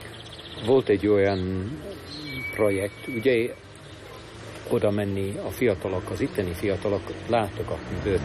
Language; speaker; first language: Hungarian; non-native, fluent; English